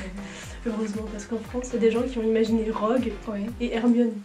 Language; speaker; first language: French; native; French